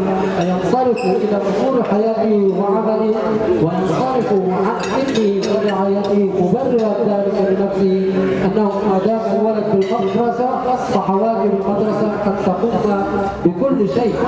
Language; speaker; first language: Arabic; native; Arabic